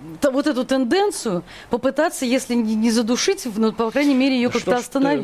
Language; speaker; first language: Russian; native; Russian